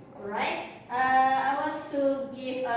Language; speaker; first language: English; non-native, learner; Indonesian